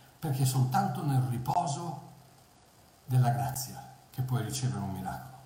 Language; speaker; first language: Italian; early bilingual, heritage; Italian